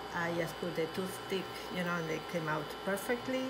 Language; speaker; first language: English; non-native, fluent; Spanish